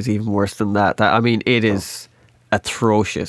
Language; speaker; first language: English; native; English